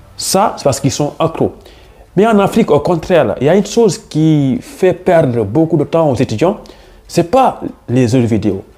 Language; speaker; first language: French; non-native, local second language; Wolof